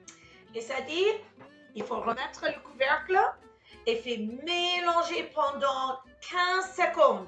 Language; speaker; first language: French; non-native, fluent; English